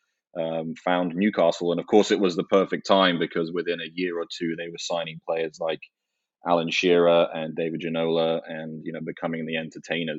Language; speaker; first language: English; native; English